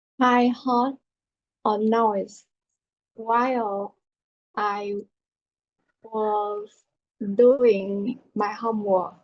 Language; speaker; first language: English; non-native, learner; Vietnamese